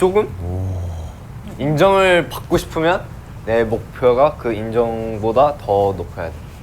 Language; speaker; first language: Korean; early bilingual, heritage; English